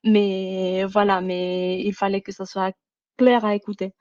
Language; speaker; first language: French; non-native, fluent; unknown